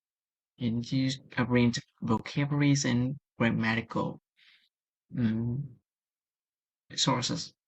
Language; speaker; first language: English; non-native, learner; Vietnamese